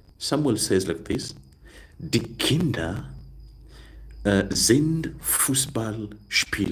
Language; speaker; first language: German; non-native, learner; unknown